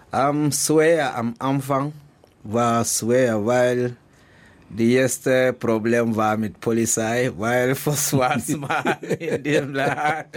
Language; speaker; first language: German; non-native, learner; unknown